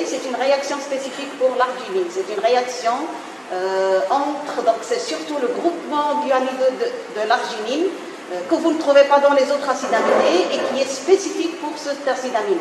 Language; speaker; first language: French; non-native, local second language; Arabic